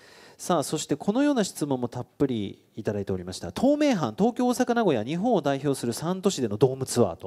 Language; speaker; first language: Japanese; native; Japanese